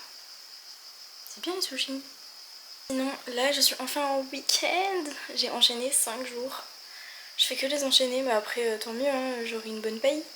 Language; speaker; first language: French; native; French